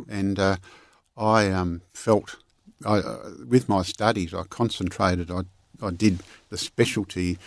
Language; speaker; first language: English; native; English